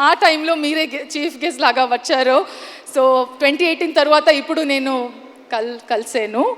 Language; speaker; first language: Telugu; non-native, learner; Kannada